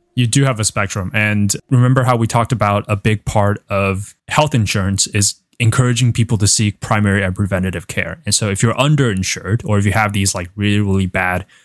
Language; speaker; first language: English; non-native, fluent; Chinese